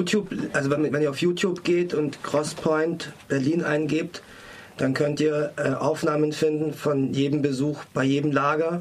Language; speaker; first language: German; native; German